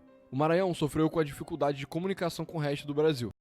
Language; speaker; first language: Portuguese; native; Portuguese